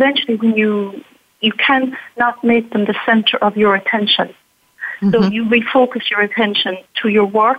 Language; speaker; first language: English; native; English